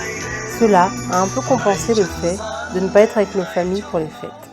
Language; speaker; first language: French; native; French